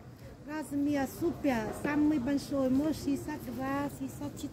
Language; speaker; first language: Russian; non-native, learner; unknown